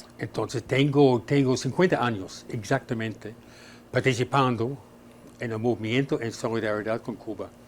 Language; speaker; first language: Spanish; non-native, fluent; English